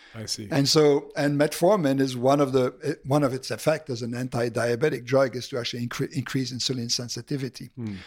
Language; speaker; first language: English; non-native, fluent; French